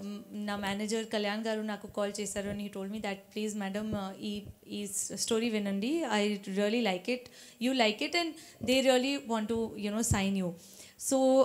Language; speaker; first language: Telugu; non-native, learner; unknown